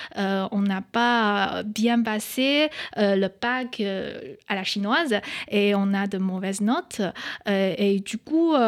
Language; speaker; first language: French; non-native, fluent; Chinese